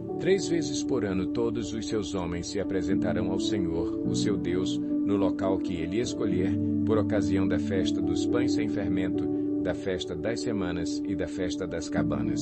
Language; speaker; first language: Portuguese; native; Portuguese